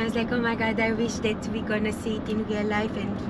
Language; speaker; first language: English; non-native, fluent; Romanian